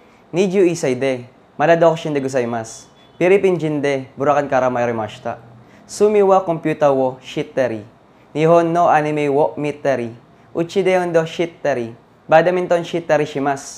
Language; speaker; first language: Japanese; non-native, learner; Filipino